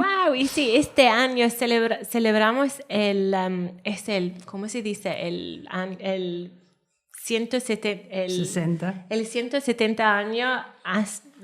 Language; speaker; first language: Spanish; non-native, learner; Welsh